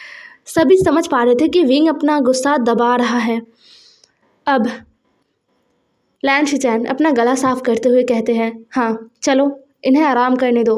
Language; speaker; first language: Hindi; non-native, local second language; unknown